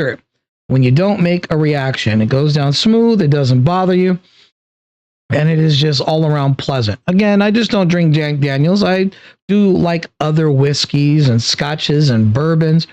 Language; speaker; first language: English; native; English